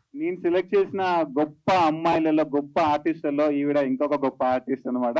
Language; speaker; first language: Telugu; native; Telugu